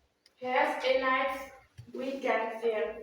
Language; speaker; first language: English; non-native, learner; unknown